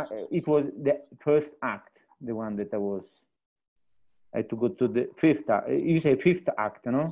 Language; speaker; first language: English; non-native, fluent; Italian